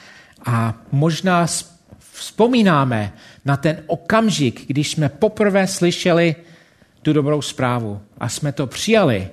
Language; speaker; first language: Czech; non-native, fluent; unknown